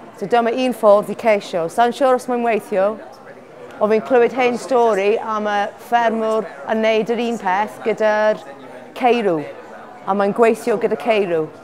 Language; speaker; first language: Welsh; non-native, learner; English